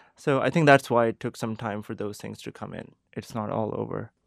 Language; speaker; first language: English; non-native, local second language; Urdu